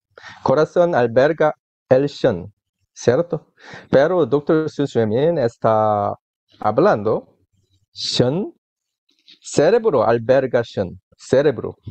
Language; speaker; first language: Spanish; non-native, learner; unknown